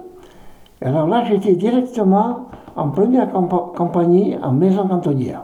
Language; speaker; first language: French; native; French